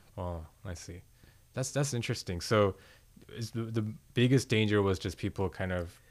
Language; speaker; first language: English; native; English